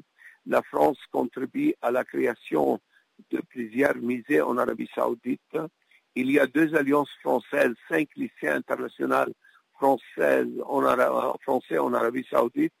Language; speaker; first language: French; non-native, local second language; Arabic